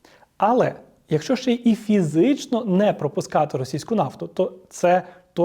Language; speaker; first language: Ukrainian; native; Ukrainian